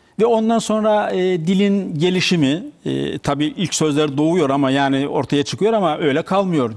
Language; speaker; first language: Turkish; native; Turkish